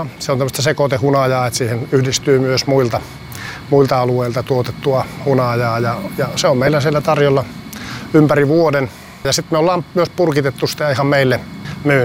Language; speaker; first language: Finnish; native; Finnish